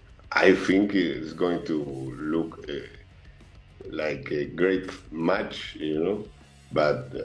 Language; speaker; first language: English; non-native, learner; Spanish